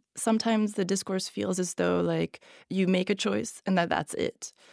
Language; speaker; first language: English; non-native, fluent; Hungarian